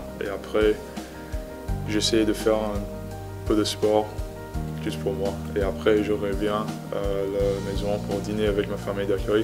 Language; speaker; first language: French; non-native, fluent; English